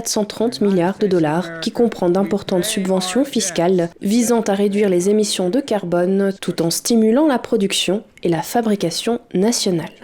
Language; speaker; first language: French; native; French